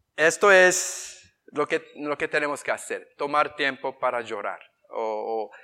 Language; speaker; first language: Spanish; non-native, fluent; Korean